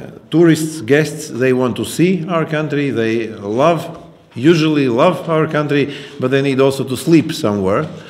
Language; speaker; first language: English; non-native, fluent; Latvian